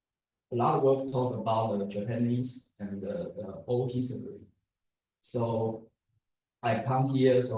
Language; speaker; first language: English; non-native, learner; Chinese